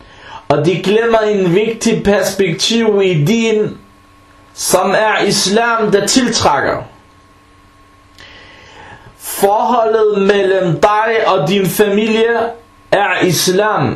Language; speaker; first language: Danish; non-native, fluent; Arabic